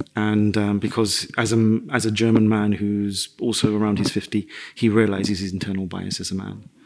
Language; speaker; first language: English; native; English